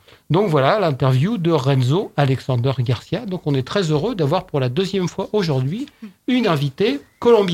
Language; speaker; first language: French; native; French